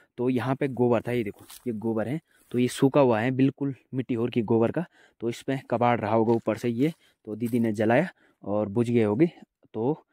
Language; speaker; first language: Hindi; non-native, local second language; Garhwali